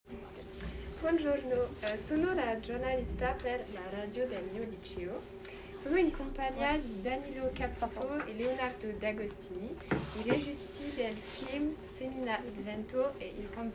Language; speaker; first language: Italian; non-native, learner; French